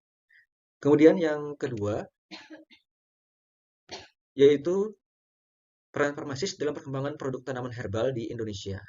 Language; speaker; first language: Indonesian; native; Indonesian